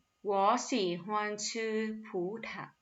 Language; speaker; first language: Chinese; non-native, fluent; Thai